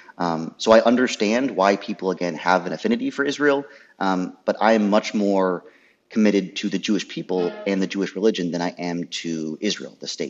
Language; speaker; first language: English; native; English